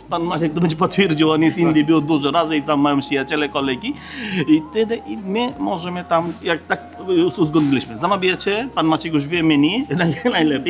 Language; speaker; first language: Polish; non-native, learner; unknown